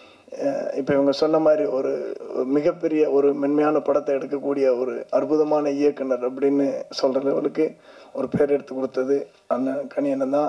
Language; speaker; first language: Tamil; native; Tamil